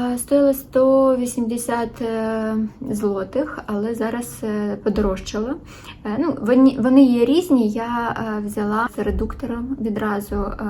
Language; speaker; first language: Ukrainian; non-native, local second language; Russian